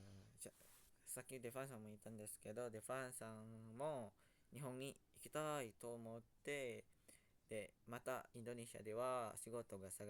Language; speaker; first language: Japanese; non-native, learner; Indonesian